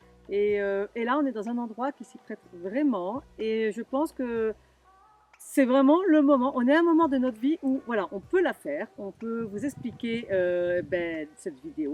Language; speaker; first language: French; native; French